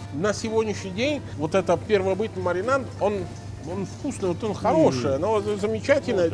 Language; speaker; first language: Russian; non-native, fluent; Italian